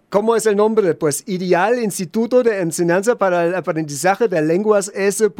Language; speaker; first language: Spanish; non-native, fluent; German